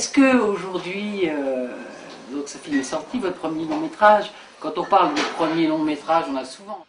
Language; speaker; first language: French; native; French